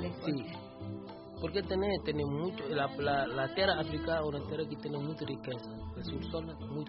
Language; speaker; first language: Spanish; non-native, learner; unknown